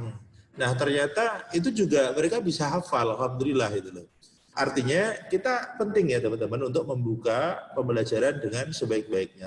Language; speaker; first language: Indonesian; non-native, local second language; Javanese